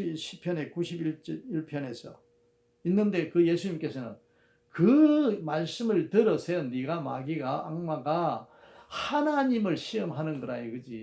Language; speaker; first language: Korean; native; Korean